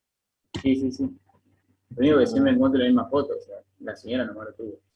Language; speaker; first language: Spanish; native; Spanish